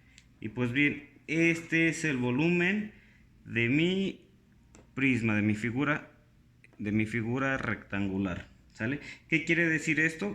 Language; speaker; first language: Spanish; native; Spanish